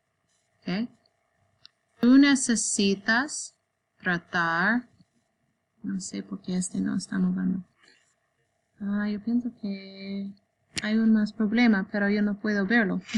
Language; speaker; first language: Spanish; non-native, learner; English